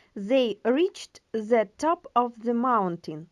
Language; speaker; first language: English; non-native, fluent; Ukrainian